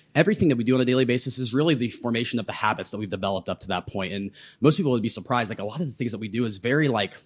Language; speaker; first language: English; native; English